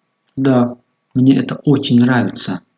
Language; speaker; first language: Russian; non-native, local second language; Tajik